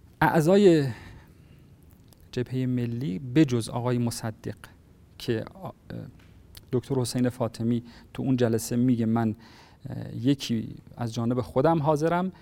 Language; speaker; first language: Persian; native; Persian